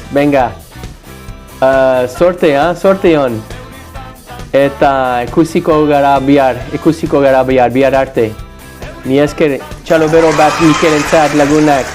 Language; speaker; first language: Basque; non-native, learner; English